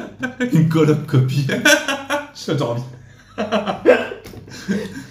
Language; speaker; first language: French; native; French